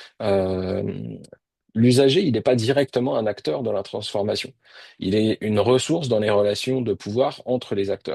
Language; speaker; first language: French; native; French